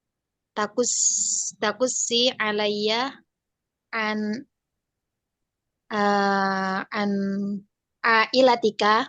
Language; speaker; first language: Arabic; non-native, learner; Indonesian